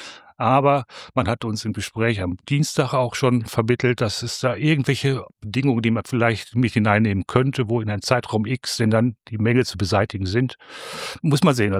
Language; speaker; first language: German; native; German